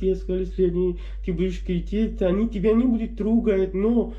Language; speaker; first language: Russian; non-native, learner; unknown